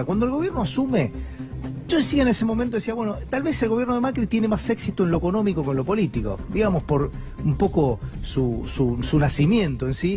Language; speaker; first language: Spanish; native; Spanish